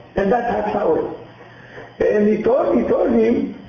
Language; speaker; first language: English; non-native, learner; Hebrew